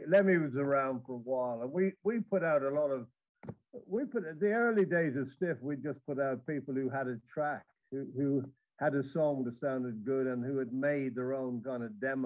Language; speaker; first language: English; native; English